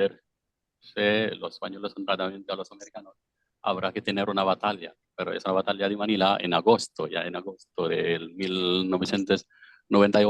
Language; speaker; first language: Spanish; non-native, fluent; Filipino